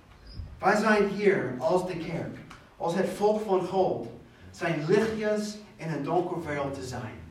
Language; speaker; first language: Dutch; non-native, fluent; English